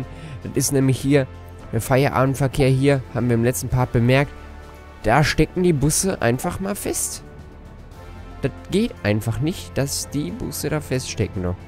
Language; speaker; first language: German; native; German